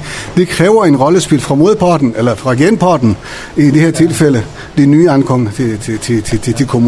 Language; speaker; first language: Danish; non-native, fluent; Persian